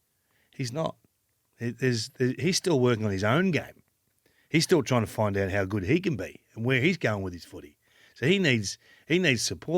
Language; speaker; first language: English; native; English